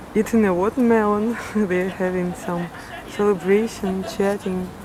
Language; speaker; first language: English; non-native, fluent; Russian